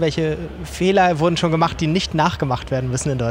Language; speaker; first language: German; native; German